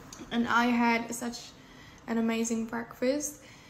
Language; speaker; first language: English; non-native, fluent; German